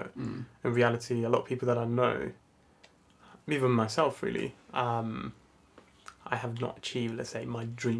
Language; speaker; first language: English; non-native, fluent; Italian